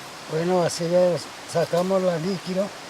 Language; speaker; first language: Spanish; non-native, local second language; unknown